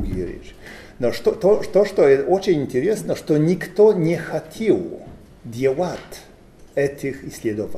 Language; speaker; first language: Russian; non-native, learner; Polish